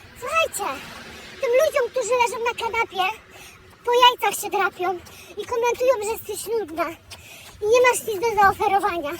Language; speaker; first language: Polish; native; Polish